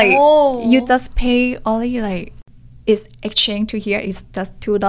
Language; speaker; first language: English; non-native, learner; Thai